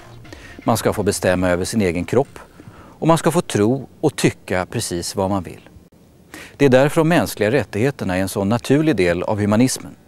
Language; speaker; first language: Swedish; native; Swedish